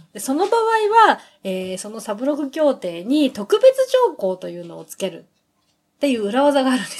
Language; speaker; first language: Japanese; native; Japanese